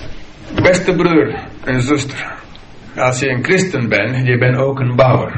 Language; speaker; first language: Dutch; non-native, fluent; English